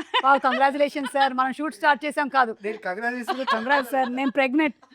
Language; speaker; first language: Telugu; native; Telugu